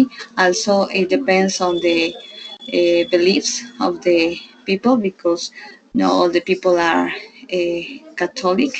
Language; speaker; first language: English; non-native, learner; Spanish